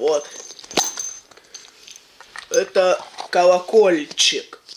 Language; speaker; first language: Russian; early bilingual, heritage; Russian